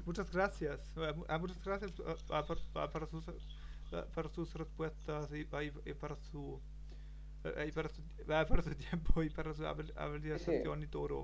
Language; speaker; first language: Spanish; non-native, learner; German